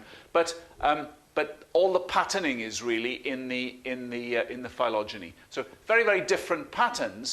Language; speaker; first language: English; native; English